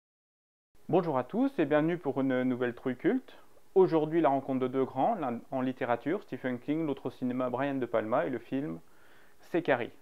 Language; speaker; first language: French; native; French